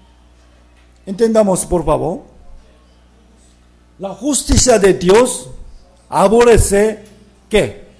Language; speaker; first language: Spanish; non-native, fluent; Korean